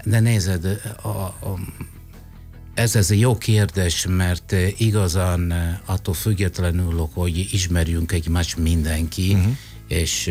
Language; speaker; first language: Hungarian; non-native, learner; Italian